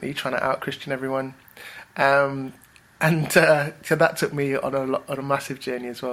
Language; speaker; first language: English; native; English